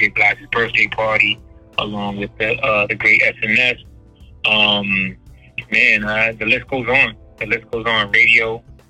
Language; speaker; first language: English; native; English